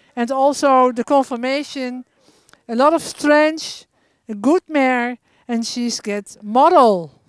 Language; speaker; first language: English; non-native, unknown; Dutch